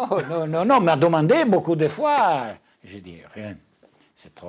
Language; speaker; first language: French; non-native, learner; Italian